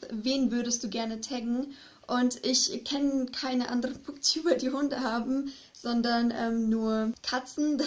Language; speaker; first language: German; native; German